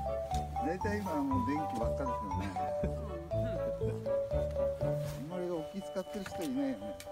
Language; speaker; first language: Japanese; native; Japanese